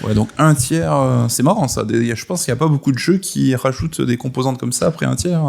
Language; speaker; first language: French; native; French